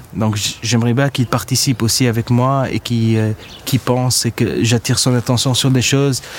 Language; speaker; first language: French; non-native, local second language; Arabic